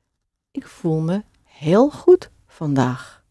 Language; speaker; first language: Dutch; non-native, fluent; English